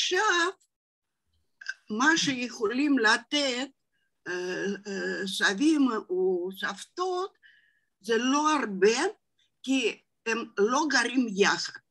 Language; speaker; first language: Hebrew; non-native, fluent; Russian